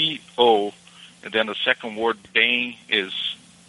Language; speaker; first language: English; non-native, fluent; Portuguese